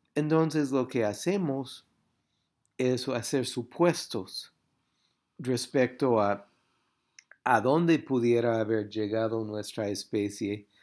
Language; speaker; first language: Spanish; non-native, fluent; English